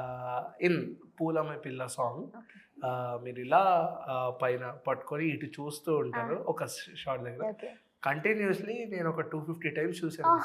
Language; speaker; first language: Telugu; native; Telugu